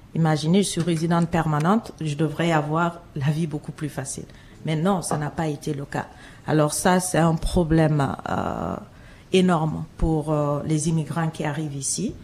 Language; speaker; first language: French; non-native, local second language; Fula